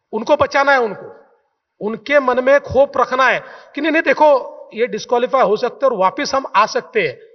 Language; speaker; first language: Hindi; non-native, local second language; Marathi